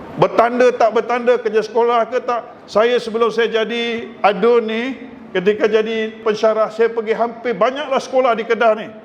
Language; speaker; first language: Malay; native; Malay